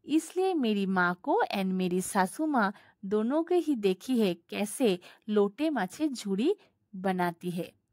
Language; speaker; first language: Hindi; non-native, local second language; Bangla